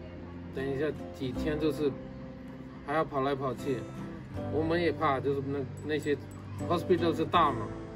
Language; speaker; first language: Chinese; non-native, fluent; Hindi